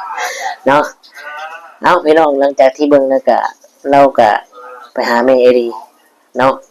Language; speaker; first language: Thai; non-native, local second language; Lao